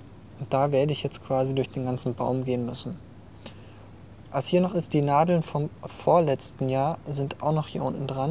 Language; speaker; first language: German; native; German